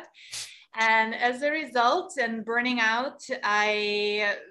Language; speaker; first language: English; non-native, fluent; Russian